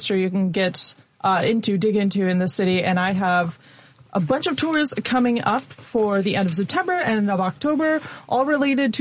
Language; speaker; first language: English; native; English